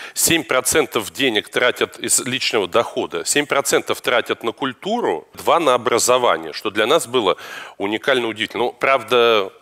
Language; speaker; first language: Russian; native; Russian